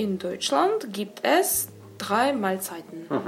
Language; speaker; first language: German; non-native, learner; Russian